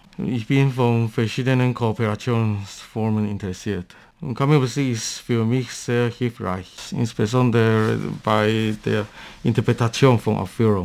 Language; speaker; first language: German; non-native, learner; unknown